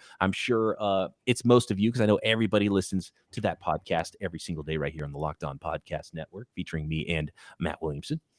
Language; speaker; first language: English; native; English